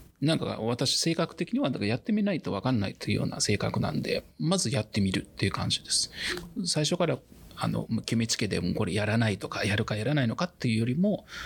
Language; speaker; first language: Japanese; non-native, fluent; Arabic